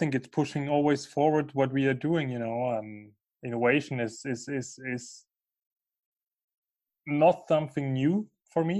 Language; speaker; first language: English; non-native, fluent; Swiss German